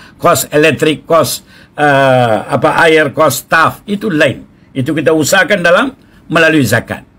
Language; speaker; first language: Malay; non-native, local second language; Tamil